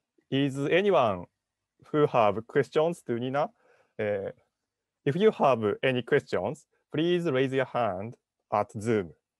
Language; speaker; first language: English; non-native, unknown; Japanese